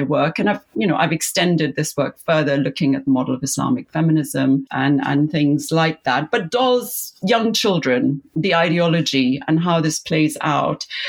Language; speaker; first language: English; non-native, local second language; Urdu